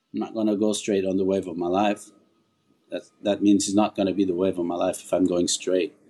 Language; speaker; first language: English; non-native, fluent; Portuguese